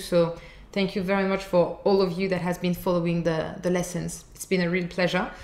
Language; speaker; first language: English; non-native, fluent; French